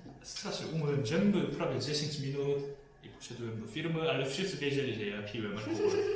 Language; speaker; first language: Polish; non-native, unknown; Korean